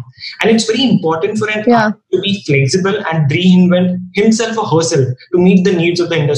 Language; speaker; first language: English; non-native, local second language; Hindi